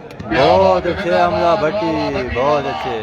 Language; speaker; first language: Hindi; non-native, local second language; Punjabi